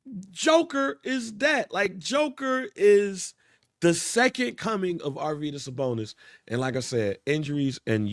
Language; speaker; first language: English; native; English